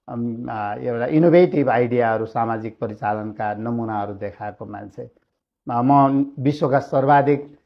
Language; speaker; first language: Nepali; native; Nepali